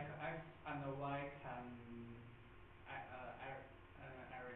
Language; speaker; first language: English; non-native, learner; Chinese